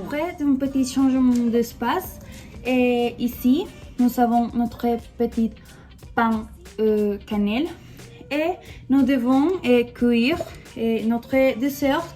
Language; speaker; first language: French; non-native, learner; Spanish